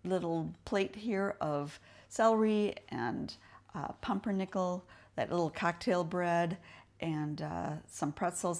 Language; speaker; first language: English; native; English